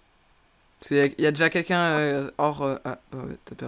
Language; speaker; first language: French; native; French